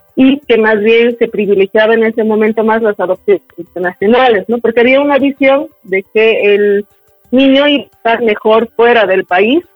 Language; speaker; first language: Spanish; native; Spanish